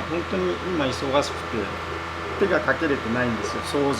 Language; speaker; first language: Japanese; native; Japanese